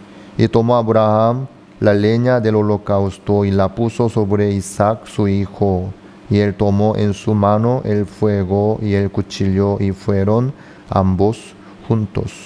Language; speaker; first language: Spanish; non-native, fluent; Korean